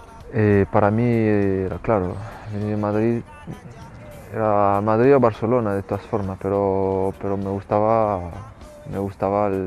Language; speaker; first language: Spanish; non-native, fluent; French